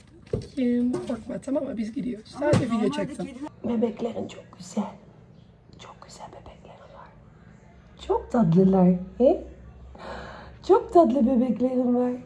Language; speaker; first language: Turkish; early bilingual, heritage; Turkish